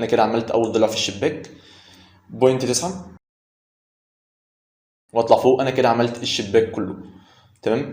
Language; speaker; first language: Arabic; native; Arabic